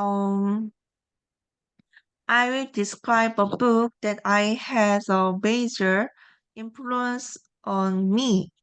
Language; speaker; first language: English; non-native, learner; Korean